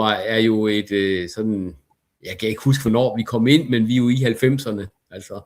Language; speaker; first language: Danish; native; Danish